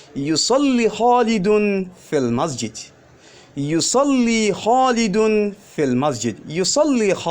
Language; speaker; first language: Arabic; non-native, fluent; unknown